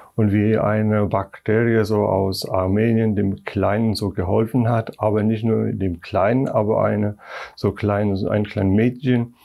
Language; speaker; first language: German; non-native, fluent; Polish